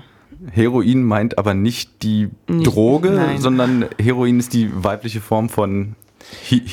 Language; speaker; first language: German; native; German